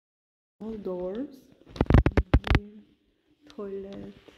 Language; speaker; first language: English; non-native, learner; Slovak